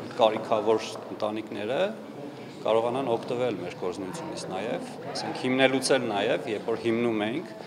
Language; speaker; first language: Armenian; native; Armenian